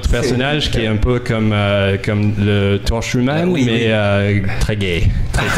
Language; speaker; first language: French; non-native, fluent; English